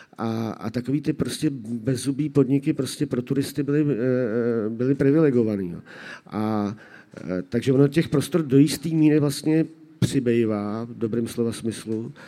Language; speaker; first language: Czech; native; Czech